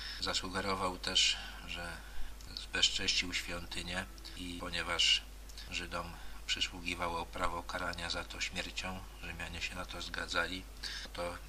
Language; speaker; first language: Polish; native; Polish